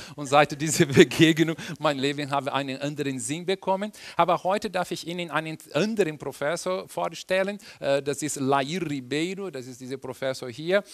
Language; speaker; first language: German; non-native, fluent; Portuguese